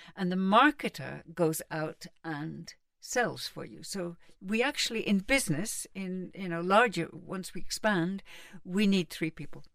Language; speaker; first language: English; native; English